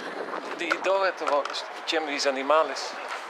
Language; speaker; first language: Russian; non-native, fluent; Dutch